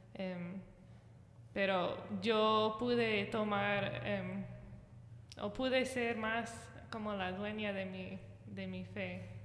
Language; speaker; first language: Spanish; early bilingual, heritage; Spanish